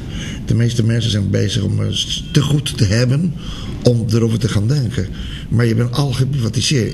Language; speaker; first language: Dutch; non-native, fluent; Spanish